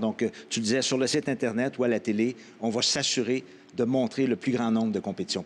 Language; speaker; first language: French; native; French